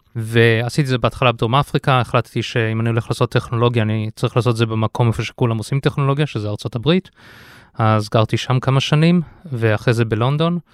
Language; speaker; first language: Hebrew; early bilingual, heritage; Hebrew